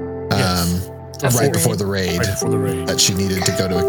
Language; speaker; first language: English; early bilingual, other home language; Spanish